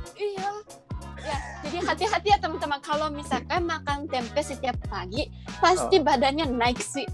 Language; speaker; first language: Indonesian; non-native, fluent; Japanese